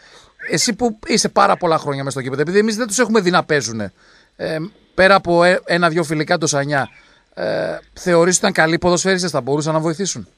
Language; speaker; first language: Greek; native; Greek